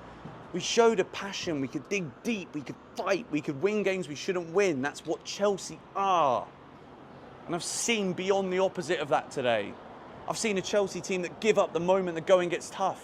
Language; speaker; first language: English; native; English